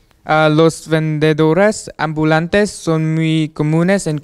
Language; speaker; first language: Spanish; non-native, learner; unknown